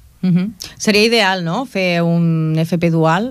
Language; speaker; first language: Catalan; native; Catalan